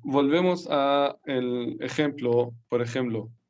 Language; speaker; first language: Spanish; non-native, fluent; Persian